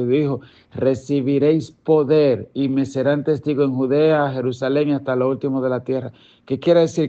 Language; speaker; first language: Spanish; native; Spanish